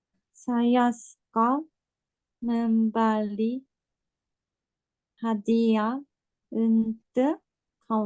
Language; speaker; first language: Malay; non-native, learner; Japanese